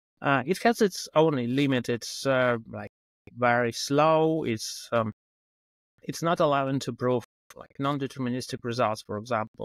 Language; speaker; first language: English; non-native, fluent; Russian